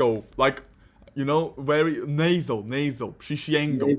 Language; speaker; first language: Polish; non-native, learner; Russian